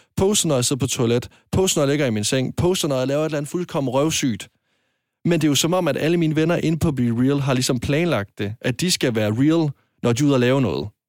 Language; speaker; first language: Danish; native; Danish